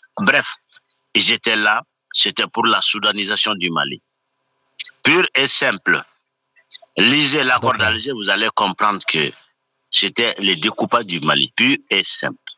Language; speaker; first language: French; non-native, local second language; Bambara